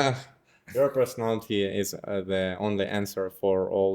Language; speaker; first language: English; non-native, fluent; Russian